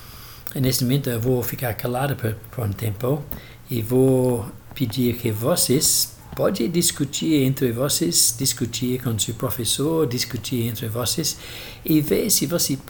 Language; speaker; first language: Portuguese; non-native, fluent; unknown